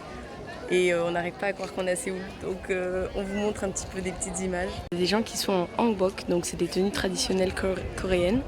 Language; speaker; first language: French; native; French